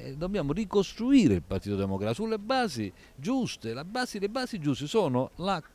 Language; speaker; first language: Italian; native; Italian